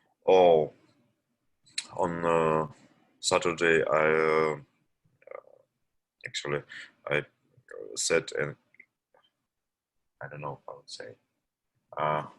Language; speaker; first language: English; non-native, learner; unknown